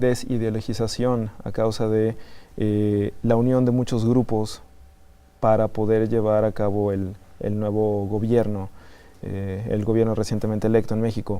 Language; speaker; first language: Spanish; native; Spanish